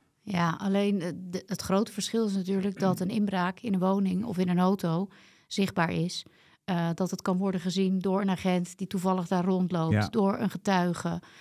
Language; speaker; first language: Dutch; native; Dutch